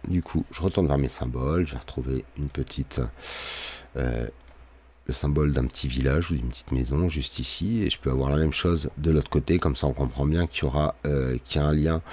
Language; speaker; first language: French; native; French